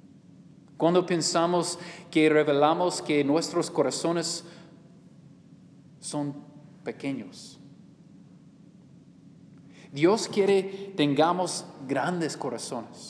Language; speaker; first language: Spanish; non-native, learner; English